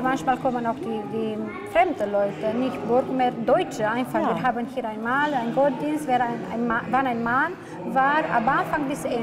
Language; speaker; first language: German; non-native, learner; Romanian